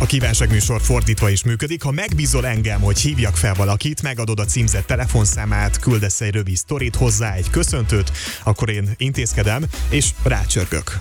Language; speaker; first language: Hungarian; native; Hungarian